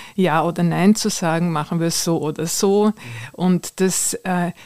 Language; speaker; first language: German; native; German